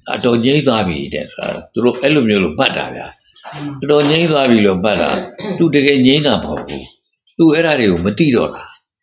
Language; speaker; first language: Burmese; native; Burmese